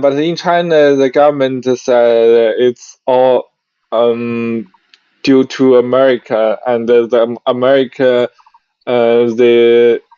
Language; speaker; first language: English; non-native, learner; Chinese